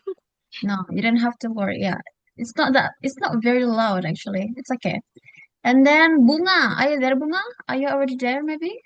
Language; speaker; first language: English; non-native, fluent; Indonesian